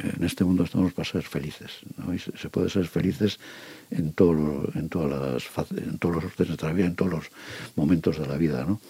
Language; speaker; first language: Spanish; native; Spanish